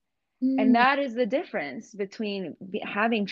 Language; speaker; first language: English; native; English